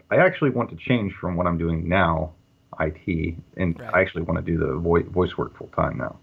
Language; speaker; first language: English; native; English